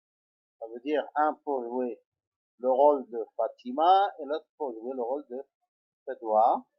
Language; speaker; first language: French; non-native, local second language; Arabic